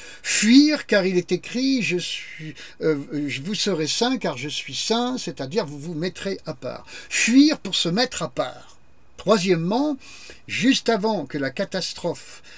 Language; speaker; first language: French; native; French